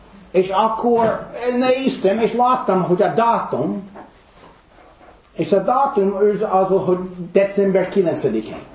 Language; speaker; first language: Hungarian; non-native, fluent; English